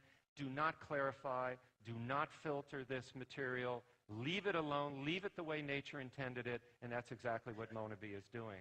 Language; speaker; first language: English; native; English